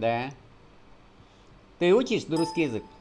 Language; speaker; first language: Russian; non-native, fluent; Vietnamese